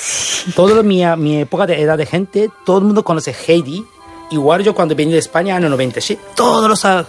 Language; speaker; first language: Spanish; non-native, learner; Japanese